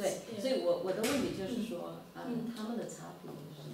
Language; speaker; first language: Chinese; non-native, fluent; German